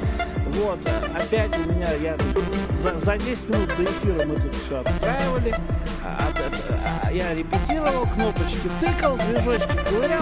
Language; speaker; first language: Russian; native; Russian